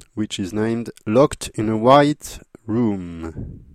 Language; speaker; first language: English; non-native, fluent; French